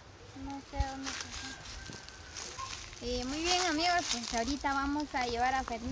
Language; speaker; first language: Spanish; native; Spanish